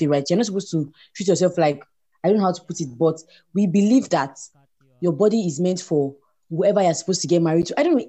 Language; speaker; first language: English; non-native, local second language; Yoruba